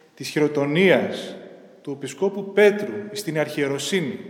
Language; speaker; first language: Greek; native; Greek